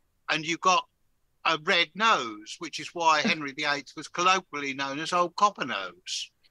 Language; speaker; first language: English; native; English